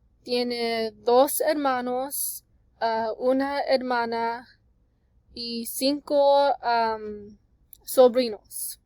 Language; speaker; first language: Spanish; non-native, learner; English